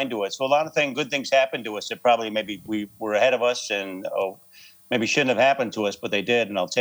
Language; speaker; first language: English; native; English